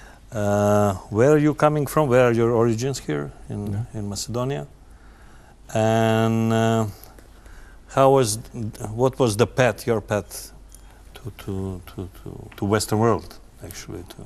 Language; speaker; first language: English; non-native, learner; Macedonian